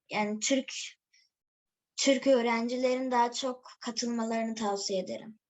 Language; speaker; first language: Turkish; early bilingual, heritage; Turkish